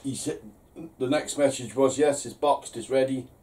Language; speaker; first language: English; native; English